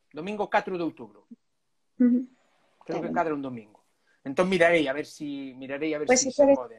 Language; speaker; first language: Galician; non-native, local second language; Spanish